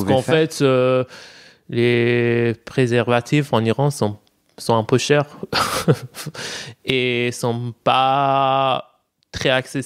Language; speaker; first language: French; non-native, fluent; Persian